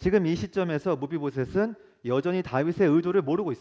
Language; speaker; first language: Korean; native; Korean